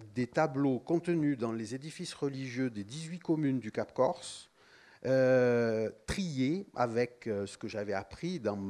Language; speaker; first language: French; native; French